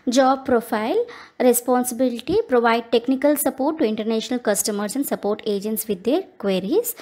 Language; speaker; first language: English; non-native, local second language; Telugu